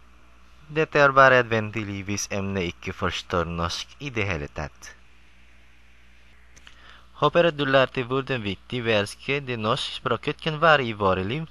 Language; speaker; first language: Norwegian; non-native, learner; Filipino